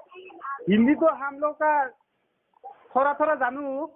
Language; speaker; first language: Hindi; non-native, local second language; Assamese